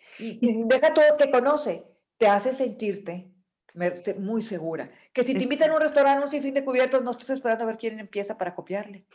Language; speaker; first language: Spanish; native; Spanish